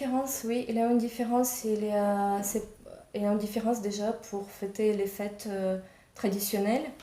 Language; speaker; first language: French; non-native, fluent; Ukrainian